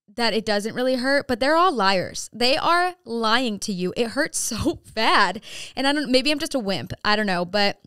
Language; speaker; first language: English; native; English